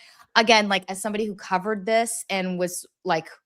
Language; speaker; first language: English; native; English